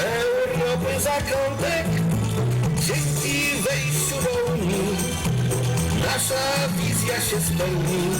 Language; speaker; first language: Polish; native; Polish